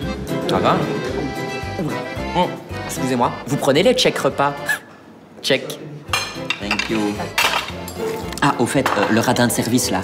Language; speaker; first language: French; native; French